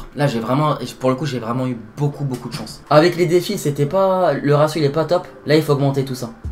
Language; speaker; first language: French; native; French